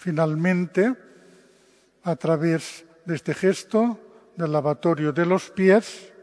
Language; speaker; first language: Spanish; non-native, local second language; Catalan